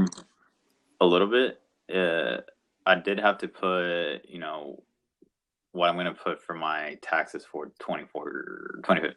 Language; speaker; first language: English; non-native, local second language; Spanish